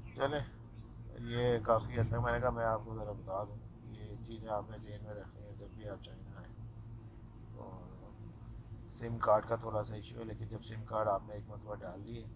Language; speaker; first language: Urdu; native; Urdu